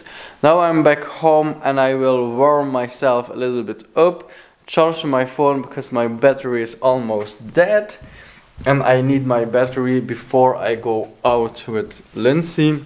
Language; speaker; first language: English; non-native, fluent; Dutch